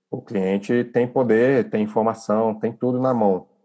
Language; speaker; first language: Portuguese; native; Portuguese